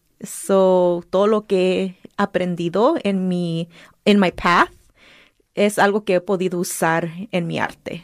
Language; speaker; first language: Spanish; early bilingual, heritage; Spanish